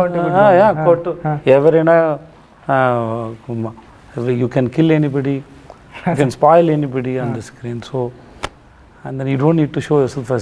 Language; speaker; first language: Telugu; non-native, local second language; Tamil